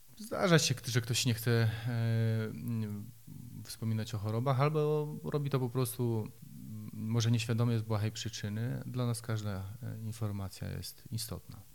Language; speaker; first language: Polish; native; Polish